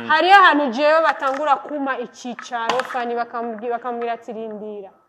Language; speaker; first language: Rundi; native; Rundi